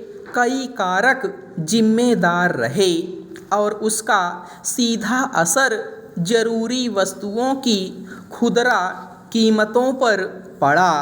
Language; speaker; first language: Hindi; native; Hindi